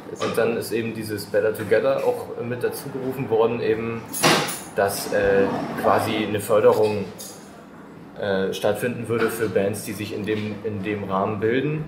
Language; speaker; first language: German; native; German